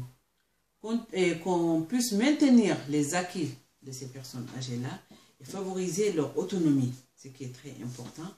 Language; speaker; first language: French; non-native, local second language; Mandingo